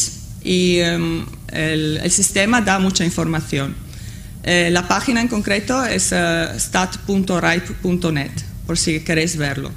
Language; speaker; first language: Spanish; non-native, fluent; Italian